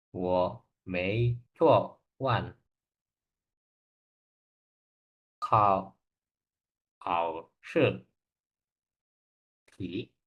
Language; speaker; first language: Chinese; non-native, learner; Indonesian